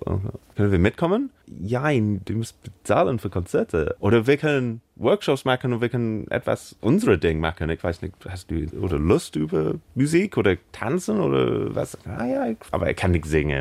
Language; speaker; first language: German; non-native, learner; English